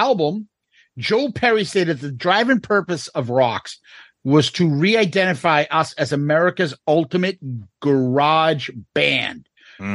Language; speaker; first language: English; native; English